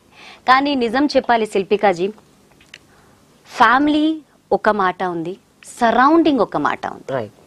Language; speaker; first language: Telugu; non-native, local second language; Hindi